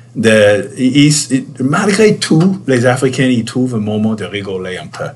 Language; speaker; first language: French; non-native, fluent; English